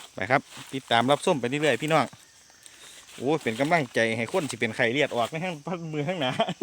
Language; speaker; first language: Thai; native; Thai